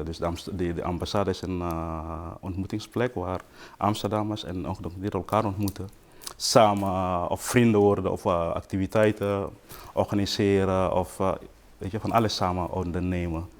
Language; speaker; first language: Dutch; non-native, fluent; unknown